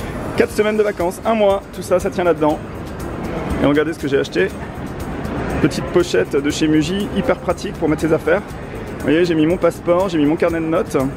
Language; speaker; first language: French; native; French